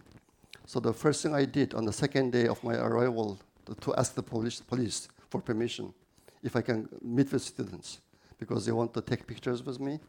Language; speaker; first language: English; non-native, fluent; Chinese